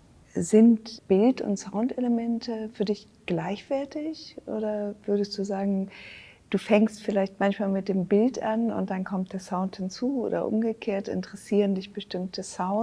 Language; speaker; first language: German; native; German